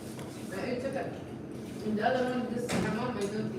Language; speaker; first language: English; non-native, local second language; Filipino